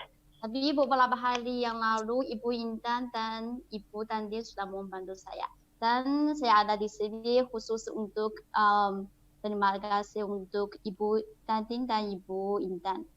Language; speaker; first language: Indonesian; non-native, fluent; Chinese